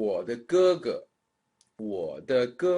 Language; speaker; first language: Chinese; non-native, fluent; English